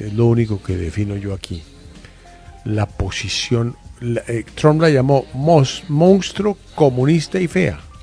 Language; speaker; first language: Spanish; native; Spanish